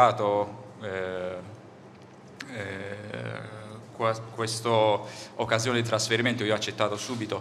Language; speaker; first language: Italian; non-native, fluent; Turkish